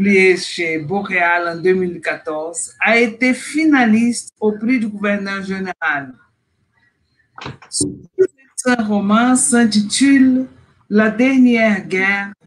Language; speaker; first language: French; non-native, fluent; Portuguese